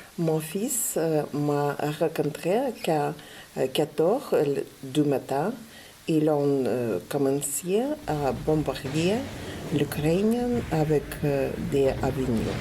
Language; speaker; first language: French; non-native, fluent; Ukrainian